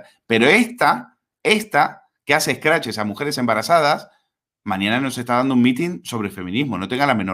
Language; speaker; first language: Spanish; native; Spanish